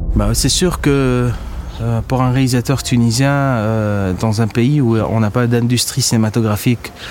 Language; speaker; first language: French; non-native, local second language; Arabic